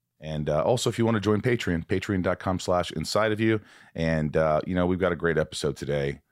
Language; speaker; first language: English; native; English